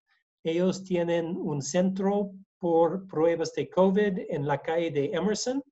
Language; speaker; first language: Spanish; non-native, learner; English